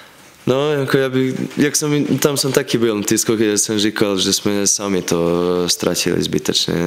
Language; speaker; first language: Czech; non-native, fluent; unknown